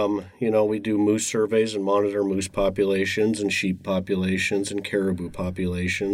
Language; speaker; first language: English; native; English